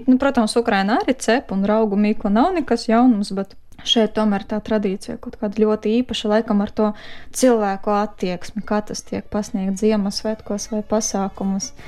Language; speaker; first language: Latvian; non-native, fluent; Ukrainian